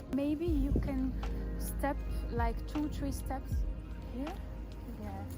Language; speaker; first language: English; non-native, fluent; French